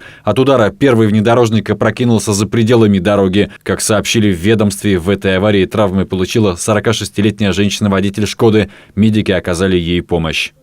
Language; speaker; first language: Russian; native; Russian